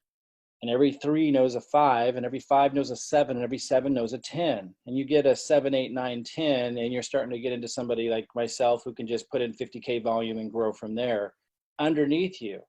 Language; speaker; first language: English; native; English